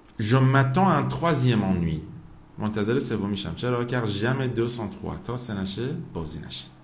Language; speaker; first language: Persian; native; Persian